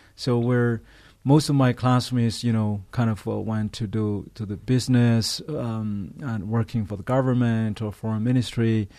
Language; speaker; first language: English; non-native, fluent; Chinese